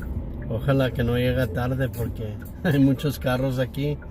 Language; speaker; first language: Spanish; early bilingual, heritage; English